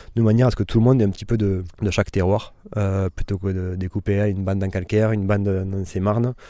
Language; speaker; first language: French; native; French